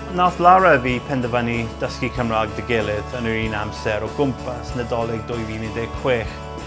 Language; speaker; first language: Welsh; non-native, local second language; English